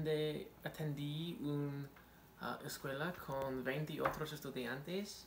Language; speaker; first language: Spanish; non-native, learner; English